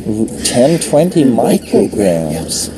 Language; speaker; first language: English; native; English